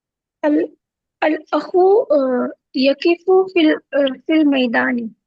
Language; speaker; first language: Arabic; non-native, learner; Urdu